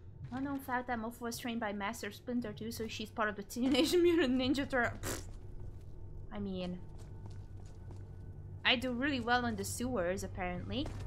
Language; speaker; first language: English; non-native, fluent; Hungarian